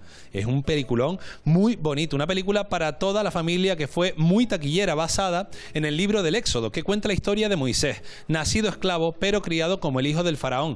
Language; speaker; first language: Spanish; native; Spanish